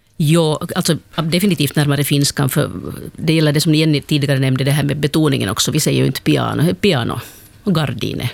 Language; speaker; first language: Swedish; native; Swedish